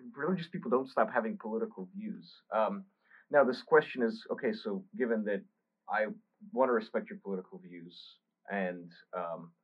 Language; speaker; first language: English; early bilingual, other home language; Bulgarian